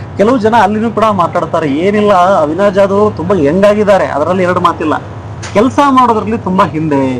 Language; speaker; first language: Kannada; native; Kannada